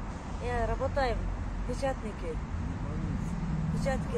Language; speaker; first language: Russian; non-native, learner; Kyrgyz